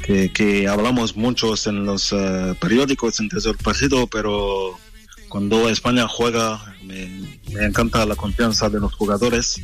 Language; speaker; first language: Spanish; non-native, learner; French